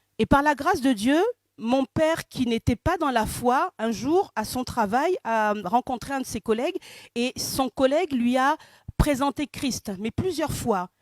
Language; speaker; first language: French; early bilingual, other home language; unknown